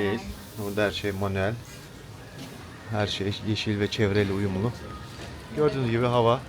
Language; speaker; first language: Turkish; native; Turkish